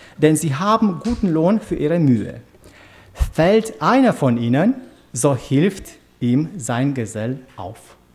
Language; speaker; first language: German; non-native, fluent; Romanian